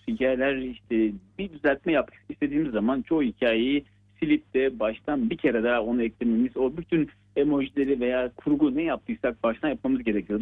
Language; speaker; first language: Turkish; native; Turkish